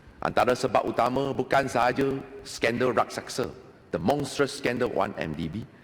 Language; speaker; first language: Malay; non-native, local second language; Chinese